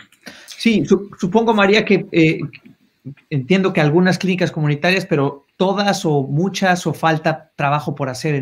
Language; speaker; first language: Spanish; native; Spanish